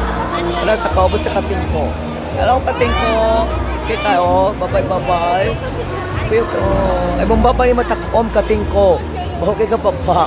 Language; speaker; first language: Cebuano; non-native, fluent; Korean